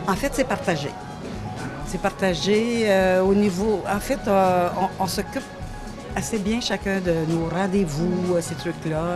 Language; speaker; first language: French; native; French